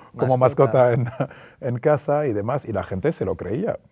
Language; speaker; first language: Spanish; non-native, fluent; French